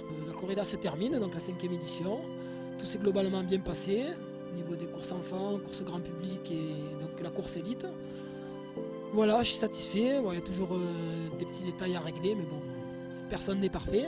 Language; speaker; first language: French; native; French